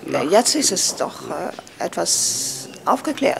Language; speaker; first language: German; non-native, learner; Dutch